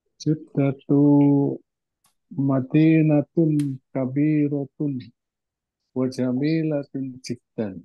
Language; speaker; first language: Arabic; non-native, learner; Indonesian